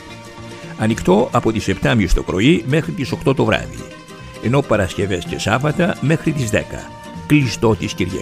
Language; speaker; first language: Greek; native; Greek